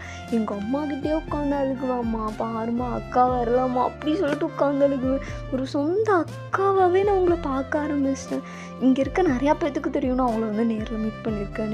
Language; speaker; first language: Tamil; native; Tamil